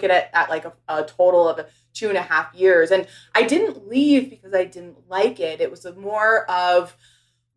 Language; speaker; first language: English; native; English